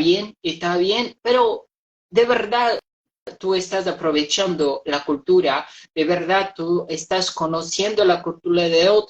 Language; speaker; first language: Spanish; non-native, fluent; Portuguese